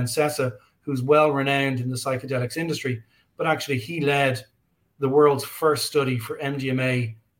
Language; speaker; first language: English; native; English